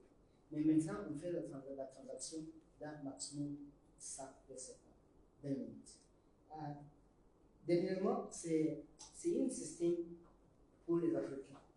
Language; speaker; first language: French; non-native, learner; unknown